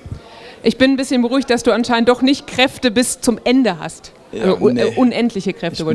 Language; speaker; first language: German; native; German